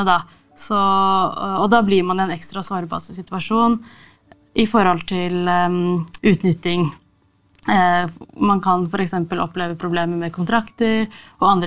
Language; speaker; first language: Norwegian; native; Norwegian